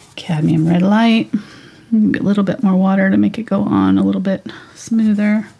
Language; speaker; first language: English; native; English